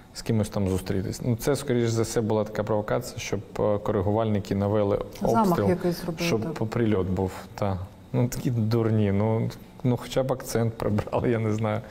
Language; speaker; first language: Ukrainian; native; Ukrainian